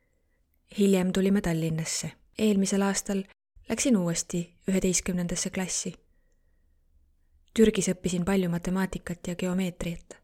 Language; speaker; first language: Estonian; non-native, learner; Arabic